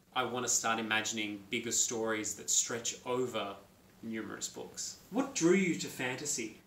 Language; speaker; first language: English; native; English